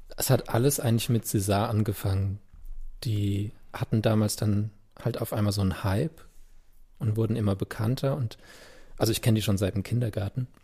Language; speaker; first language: German; native; German